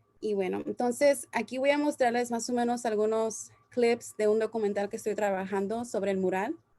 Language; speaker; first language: Spanish; early bilingual, heritage; Spanish